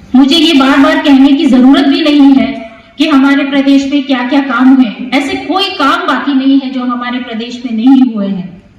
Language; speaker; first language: Hindi; non-native, local second language; Kannada